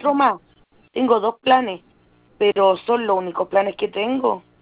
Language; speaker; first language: Spanish; native; Spanish